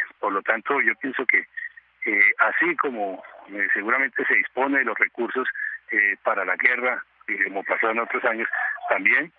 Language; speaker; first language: Spanish; native; Spanish